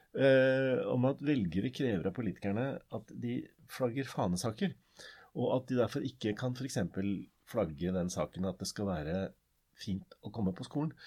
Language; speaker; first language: Norwegian; native; Norwegian